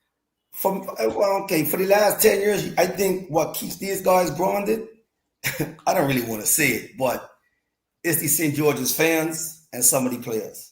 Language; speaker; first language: English; native; English